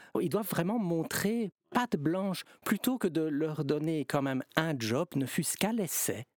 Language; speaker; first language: French; native; French